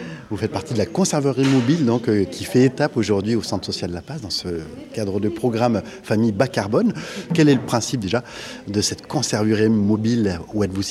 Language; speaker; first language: French; native; French